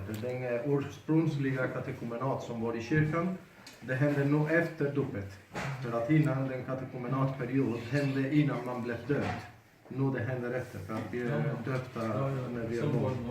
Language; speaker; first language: Swedish; non-native, fluent; Spanish